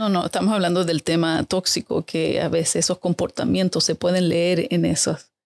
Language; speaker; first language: Spanish; native; Spanish